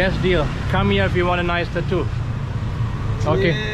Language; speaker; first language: English; non-native, fluent; German